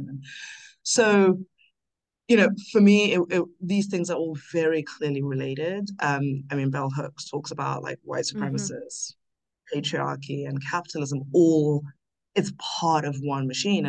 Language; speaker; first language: English; non-native, local second language; North Ndebele